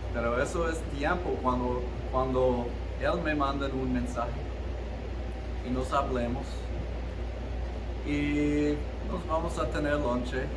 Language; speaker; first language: Spanish; early bilingual, heritage; Spanish